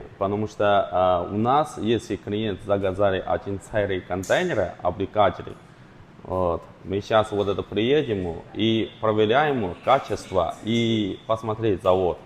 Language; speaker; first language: Russian; non-native, learner; Chinese